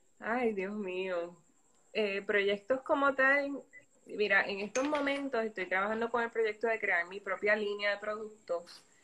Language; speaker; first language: Spanish; native; Spanish